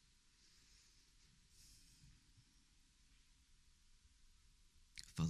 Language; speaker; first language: English; native; English